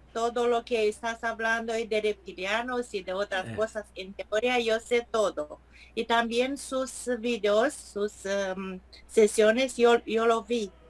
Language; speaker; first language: Spanish; non-native, learner; Romanian